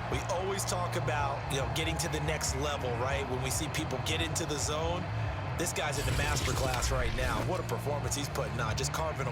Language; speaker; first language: English; native; English